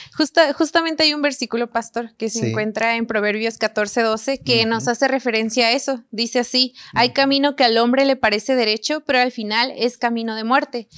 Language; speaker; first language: Spanish; native; Spanish